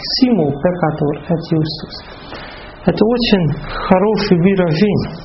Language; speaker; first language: Russian; non-native, fluent; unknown